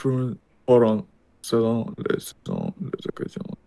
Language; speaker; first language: French; non-native, learner; Russian